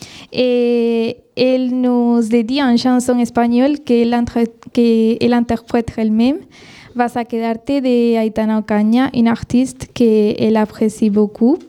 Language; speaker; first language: French; non-native, fluent; Spanish